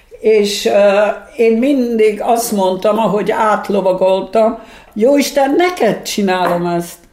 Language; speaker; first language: Hungarian; early bilingual, heritage; Hungarian